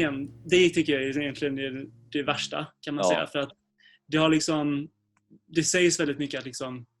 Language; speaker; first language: Swedish; native; Swedish